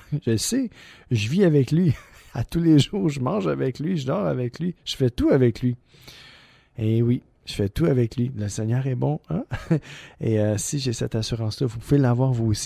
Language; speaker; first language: French; native; French